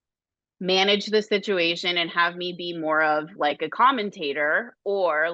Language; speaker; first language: English; native; English